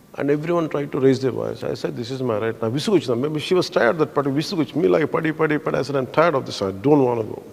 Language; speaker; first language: English; non-native, local second language; Telugu